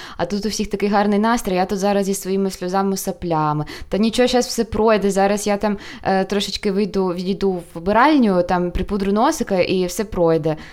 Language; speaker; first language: Ukrainian; non-native, local second language; Russian